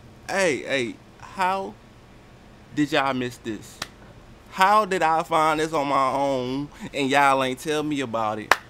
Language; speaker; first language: English; native; English